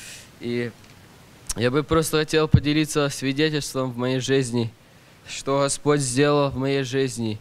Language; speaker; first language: Russian; early bilingual, heritage; Russian